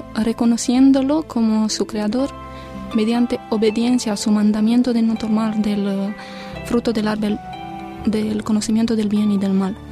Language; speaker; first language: Spanish; non-native, fluent; Romanian